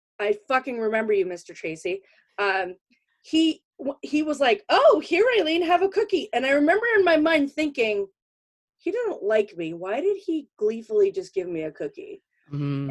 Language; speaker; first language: English; native; English